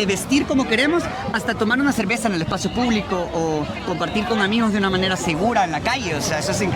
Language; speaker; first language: Spanish; native; Spanish